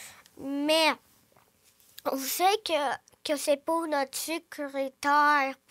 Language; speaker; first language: French; early bilingual, other home language; Ukrainian